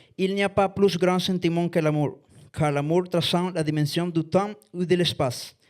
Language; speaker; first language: French; non-native, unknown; Spanish